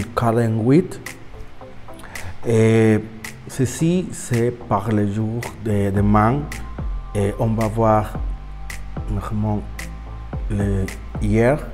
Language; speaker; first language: French; non-native, learner; Spanish